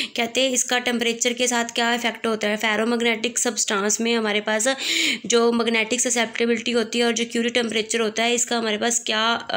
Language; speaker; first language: Hindi; non-native, local second language; Punjabi